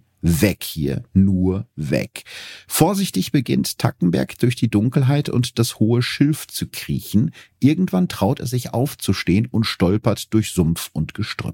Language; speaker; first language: German; native; German